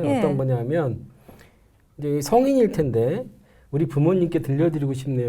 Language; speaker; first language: Korean; native; Korean